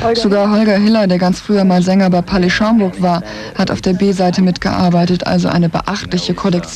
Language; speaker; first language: German; native; German